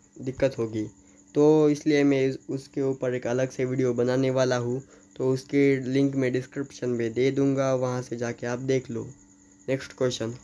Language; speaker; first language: Hindi; native; Hindi